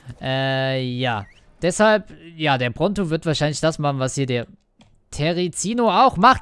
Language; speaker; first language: German; native; German